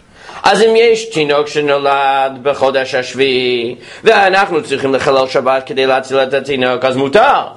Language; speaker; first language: Hebrew; non-native, fluent; English